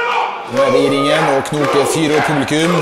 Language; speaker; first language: Norwegian; native; Norwegian